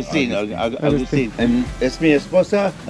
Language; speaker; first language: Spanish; early bilingual, heritage; English